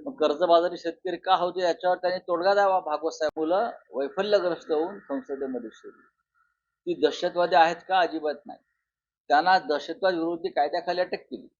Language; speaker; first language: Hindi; non-native, local second language; Marathi